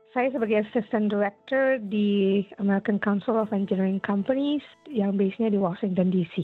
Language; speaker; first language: Indonesian; native; Indonesian